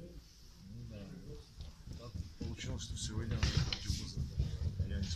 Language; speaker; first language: Russian; non-native, learner; Georgian